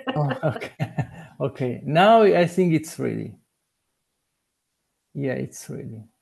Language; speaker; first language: English; non-native, learner; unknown